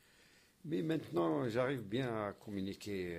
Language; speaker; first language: French; non-native, learner; Arabic